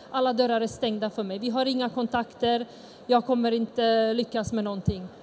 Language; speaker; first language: Swedish; early bilingual, other home language; Bosnian